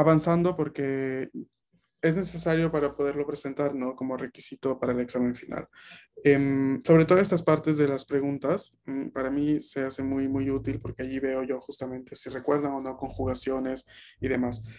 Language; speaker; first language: Spanish; native; Spanish